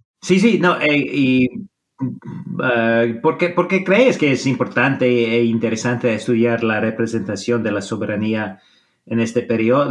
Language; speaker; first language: Spanish; non-native, fluent; English